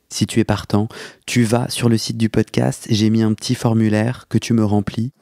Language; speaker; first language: French; native; French